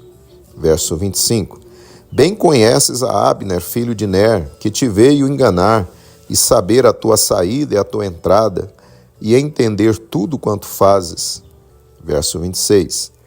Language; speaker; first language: Portuguese; native; Portuguese